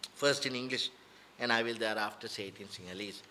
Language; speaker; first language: English; non-native, local second language; Sinhala